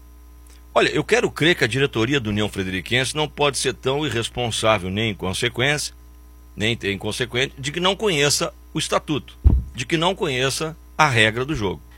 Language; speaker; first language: Portuguese; native; Portuguese